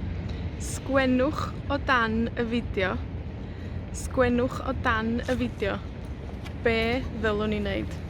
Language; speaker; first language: Welsh; non-native, fluent; Spanish